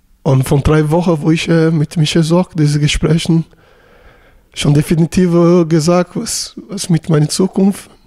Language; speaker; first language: German; non-native, learner; Portuguese